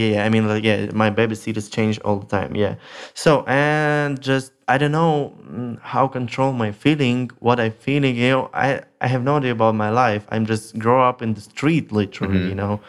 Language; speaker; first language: English; non-native, learner; Russian